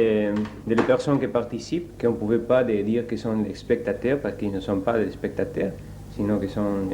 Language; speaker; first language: French; non-native, learner; Spanish